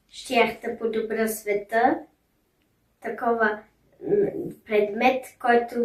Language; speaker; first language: Bulgarian; early bilingual, heritage; German